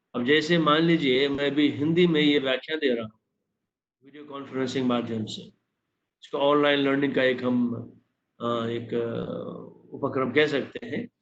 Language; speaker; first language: Hindi; non-native, local second language; Maithili